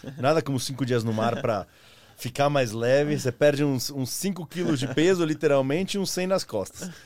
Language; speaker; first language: Portuguese; early bilingual, other home language; Spanish